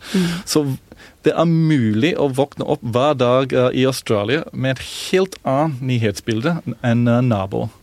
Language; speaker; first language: Norwegian; non-native, fluent; English